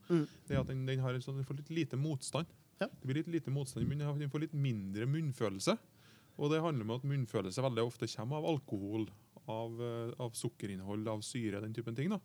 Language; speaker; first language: Norwegian; native; Norwegian